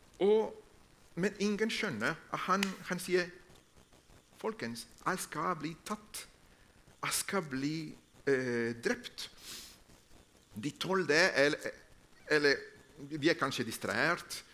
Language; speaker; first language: Norwegian; non-native, fluent; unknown